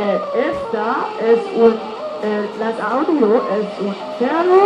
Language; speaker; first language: Spanish; non-native, learner; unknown